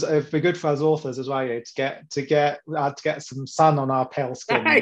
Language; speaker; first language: English; native; English